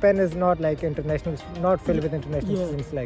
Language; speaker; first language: English; non-native, local second language; Urdu